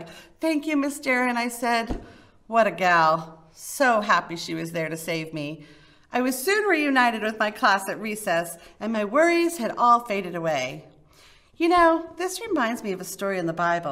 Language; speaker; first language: English; native; English